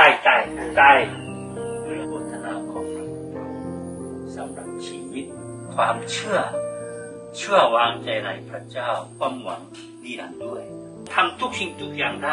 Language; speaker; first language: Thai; non-native, fluent; Korean